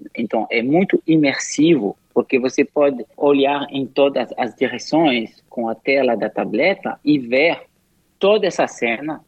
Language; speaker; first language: Portuguese; non-native, fluent; French